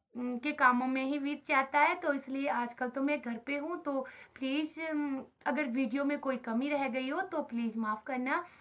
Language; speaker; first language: Hindi; native; Hindi